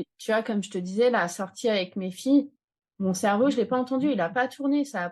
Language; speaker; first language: French; native; French